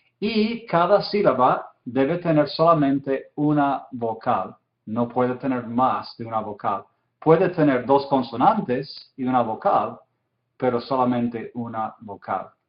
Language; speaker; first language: Spanish; non-native, fluent; English